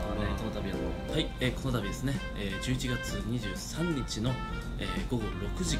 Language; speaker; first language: Japanese; non-native, fluent; Korean